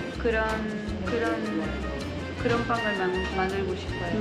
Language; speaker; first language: Korean; early bilingual, heritage; Korean